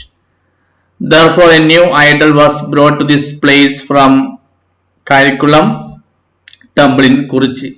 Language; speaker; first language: English; non-native, local second language; Malayalam